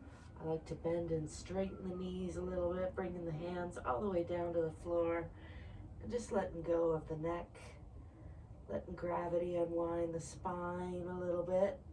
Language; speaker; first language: English; native; English